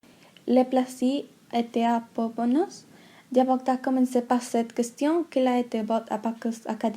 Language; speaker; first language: French; non-native, learner; Spanish